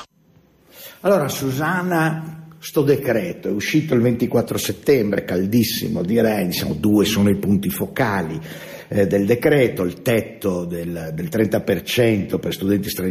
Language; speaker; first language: Italian; native; Italian